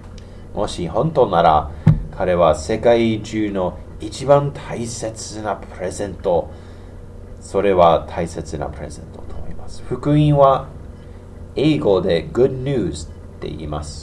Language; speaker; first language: Japanese; non-native, learner; English